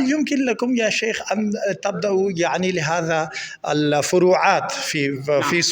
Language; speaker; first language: Arabic; non-native, fluent; Pashto